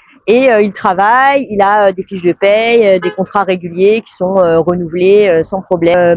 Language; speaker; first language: French; native; French